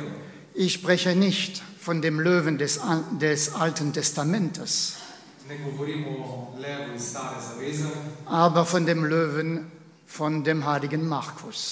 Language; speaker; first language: German; non-native, fluent; French